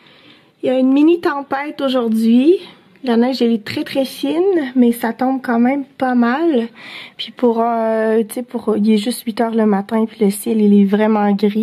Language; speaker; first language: French; native; French